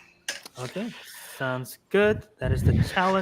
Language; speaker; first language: English; native; English